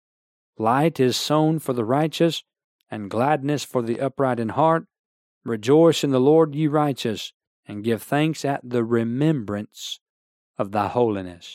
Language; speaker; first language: English; native; English